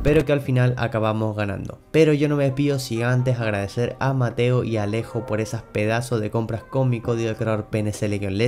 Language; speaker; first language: Spanish; native; Spanish